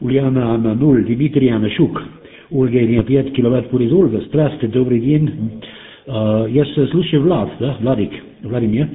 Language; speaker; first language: Russian; non-native, learner; German